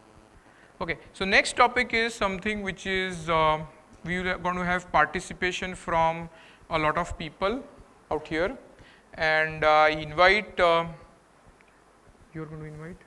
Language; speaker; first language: English; non-native, local second language; Gujarati